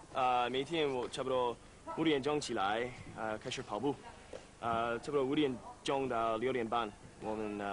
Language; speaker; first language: Chinese; non-native, learner; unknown